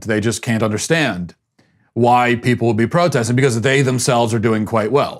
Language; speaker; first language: English; native; English